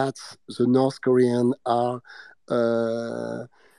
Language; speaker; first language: English; non-native, fluent; French